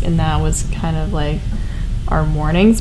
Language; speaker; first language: English; native; English